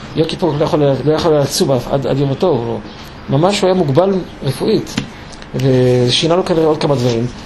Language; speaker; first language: Hebrew; non-native, fluent; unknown